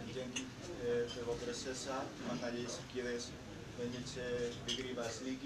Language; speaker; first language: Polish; non-native, learner; Spanish